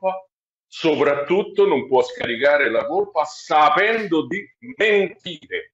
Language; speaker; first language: Italian; native; Italian